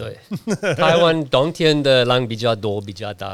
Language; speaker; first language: Chinese; non-native, learner; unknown